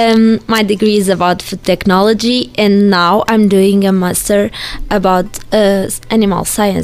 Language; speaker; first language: English; non-native, learner; Portuguese